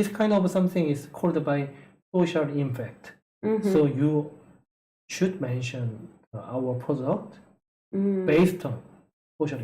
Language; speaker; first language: English; non-native, learner; Korean